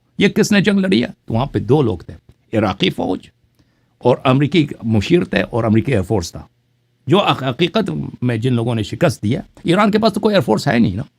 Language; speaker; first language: Urdu; non-native, fluent; Persian